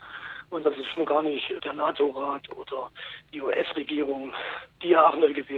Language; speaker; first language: German; native; German